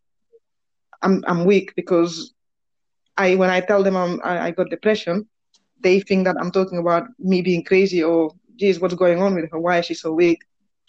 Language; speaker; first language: English; non-native, fluent; Spanish